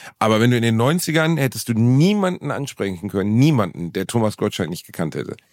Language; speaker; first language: German; native; German